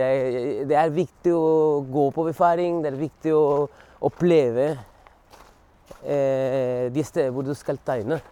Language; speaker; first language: Norwegian; non-native, fluent; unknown